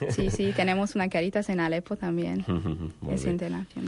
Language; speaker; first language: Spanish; non-native, learner; Arabic